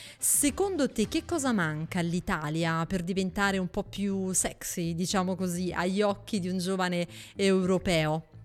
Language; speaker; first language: Italian; native; Italian